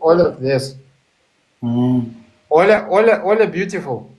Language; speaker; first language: English; non-native, learner; Russian